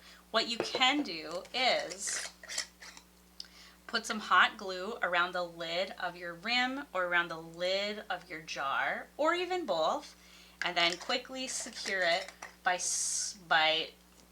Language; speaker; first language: English; native; English